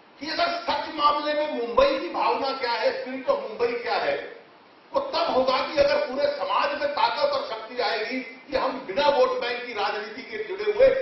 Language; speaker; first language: Hindi; native; Hindi